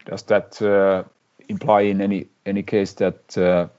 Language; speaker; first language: English; non-native, fluent; Finnish